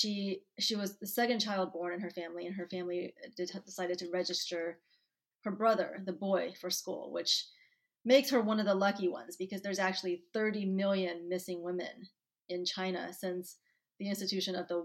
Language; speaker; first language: English; native; English